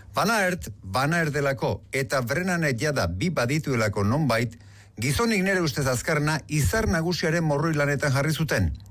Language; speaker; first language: Basque; native; Basque